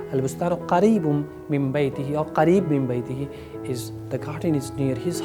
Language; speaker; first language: Arabic; non-native, fluent; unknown